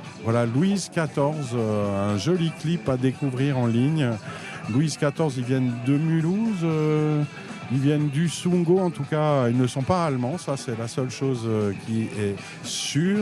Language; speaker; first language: French; native; French